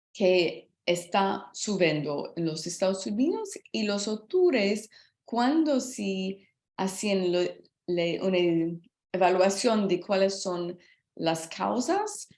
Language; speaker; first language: Spanish; non-native, learner; English